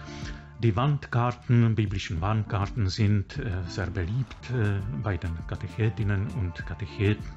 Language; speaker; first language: German; non-native, fluent; Czech